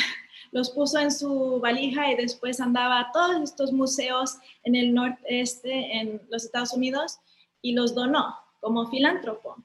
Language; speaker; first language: Spanish; early bilingual, heritage; Spanish